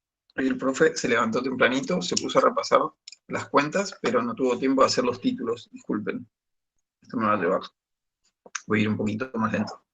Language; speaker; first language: Spanish; native; Spanish